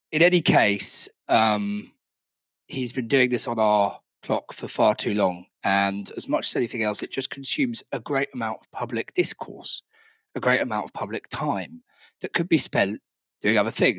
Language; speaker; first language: English; native; English